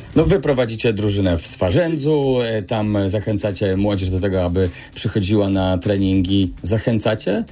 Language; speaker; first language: Polish; native; Polish